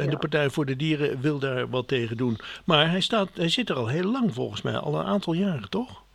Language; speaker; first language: Dutch; native; Dutch